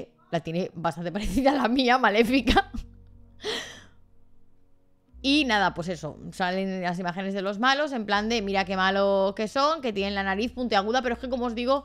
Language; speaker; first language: Spanish; native; Spanish